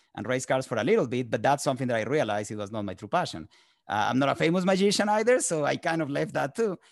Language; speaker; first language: English; non-native, fluent; Spanish